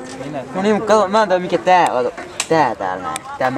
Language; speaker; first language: Finnish; native; Finnish